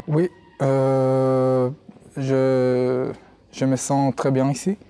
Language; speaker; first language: French; non-native, learner; Hebrew